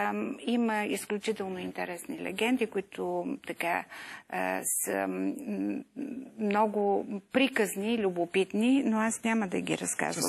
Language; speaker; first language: Bulgarian; native; Bulgarian